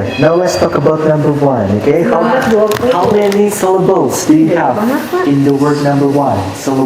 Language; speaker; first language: English; non-native, fluent; Indonesian